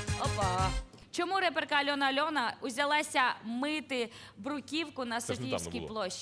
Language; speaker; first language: Ukrainian; native; Ukrainian